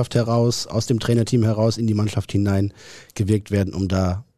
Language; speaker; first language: German; native; German